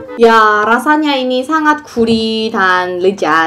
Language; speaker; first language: Indonesian; non-native, fluent; Korean